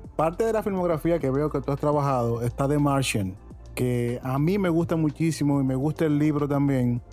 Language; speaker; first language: Spanish; native; Spanish